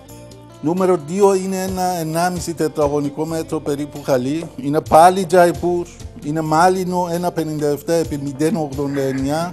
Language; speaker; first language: Greek; non-native, learner; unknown